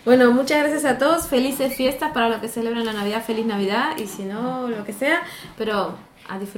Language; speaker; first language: Spanish; native; Spanish